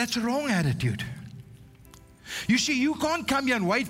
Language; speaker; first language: English; non-native, local second language; Afrikaans